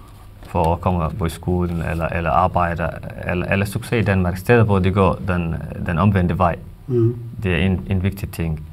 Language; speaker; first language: Danish; non-native, fluent; Somali